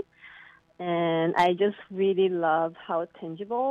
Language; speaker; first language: English; non-native, fluent; Japanese